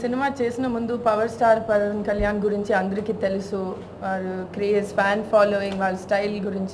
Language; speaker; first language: Telugu; non-native, local second language; Tamil